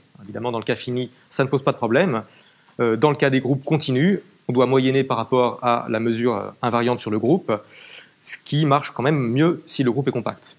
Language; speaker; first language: French; native; French